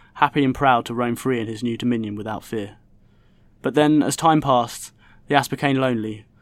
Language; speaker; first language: English; native; English